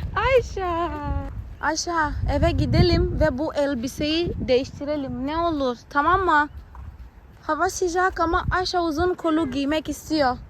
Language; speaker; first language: Turkish; non-native, fluent; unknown